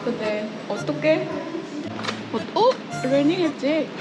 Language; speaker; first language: Korean; non-native, learner; Vietnamese